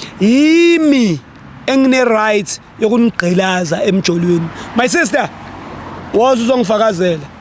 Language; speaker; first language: Zulu; native; Zulu